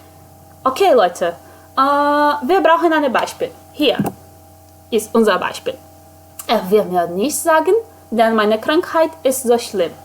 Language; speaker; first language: German; non-native, fluent; Portuguese